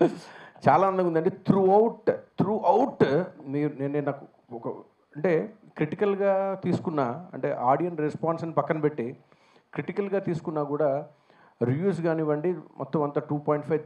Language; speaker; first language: Telugu; native; Telugu